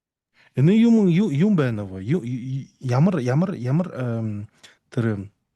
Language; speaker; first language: Mongolian; non-native, learner; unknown